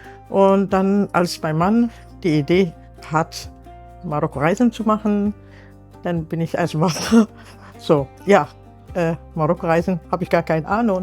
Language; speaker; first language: German; non-native, learner; Arabic